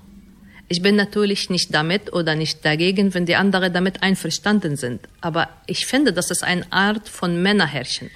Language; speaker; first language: German; non-native, fluent; Arabic